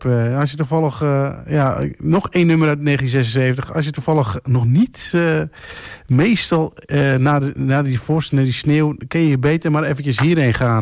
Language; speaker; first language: Dutch; native; Dutch